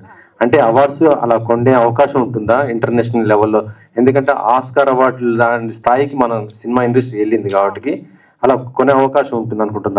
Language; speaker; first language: Telugu; native; Telugu